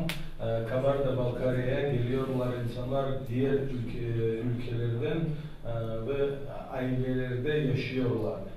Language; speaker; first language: Turkish; non-native, learner; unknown